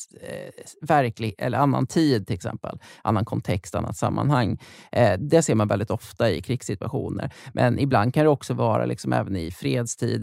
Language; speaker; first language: Swedish; native; Swedish